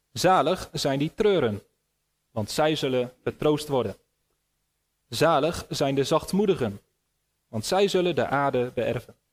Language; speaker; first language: Dutch; native; Dutch